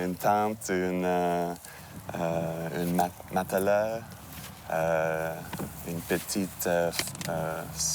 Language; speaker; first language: French; non-native, local second language; English